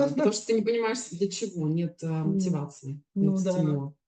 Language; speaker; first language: Russian; native; Russian